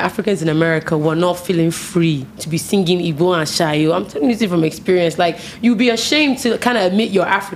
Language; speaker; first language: English; native; English